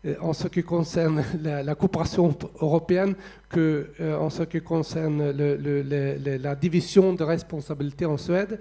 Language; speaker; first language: French; non-native, fluent; Swedish